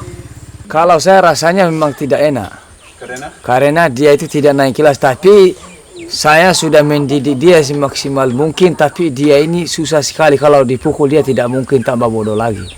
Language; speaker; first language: Indonesian; non-native, local second language; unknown